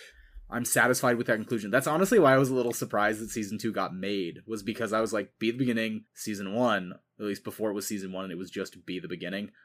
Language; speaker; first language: English; native; English